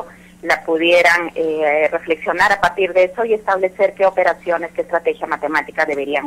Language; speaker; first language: Spanish; native; Spanish